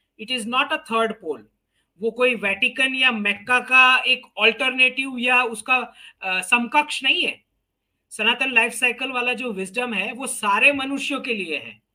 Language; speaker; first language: Hindi; native; Hindi